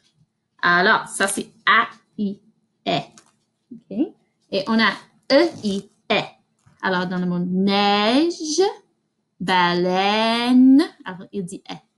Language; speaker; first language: French; non-native, fluent; English